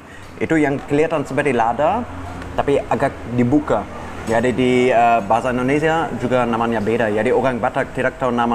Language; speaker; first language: Indonesian; non-native, fluent; German